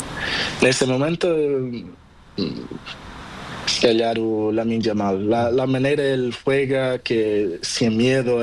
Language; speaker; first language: Spanish; non-native, learner; Portuguese